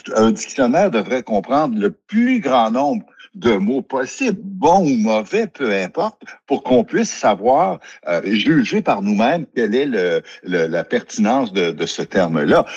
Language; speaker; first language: French; native; French